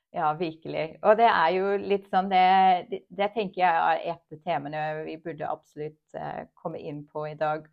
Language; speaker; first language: Norwegian; non-native, fluent; English